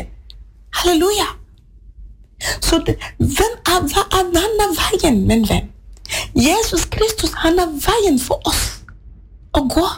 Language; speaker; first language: Norwegian; non-native, fluent; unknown